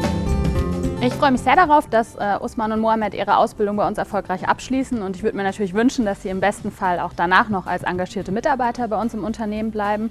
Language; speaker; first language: German; native; German